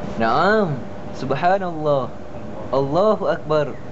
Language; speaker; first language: Arabic; non-native, learner; Malay